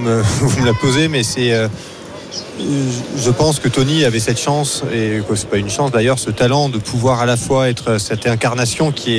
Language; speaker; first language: French; native; French